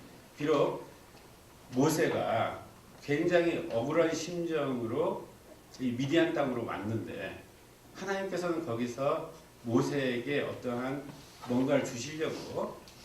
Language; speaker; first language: Korean; native; Korean